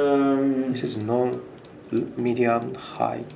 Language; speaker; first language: English; non-native, learner; Japanese